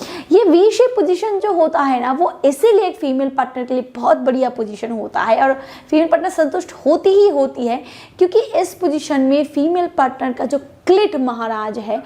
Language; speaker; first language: Hindi; native; Hindi